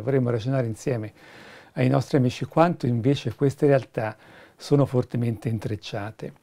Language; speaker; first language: Italian; native; Italian